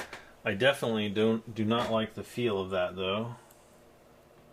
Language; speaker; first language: English; native; English